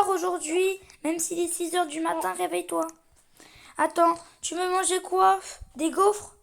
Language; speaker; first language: French; native; French